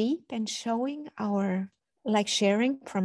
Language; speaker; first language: English; non-native, fluent; German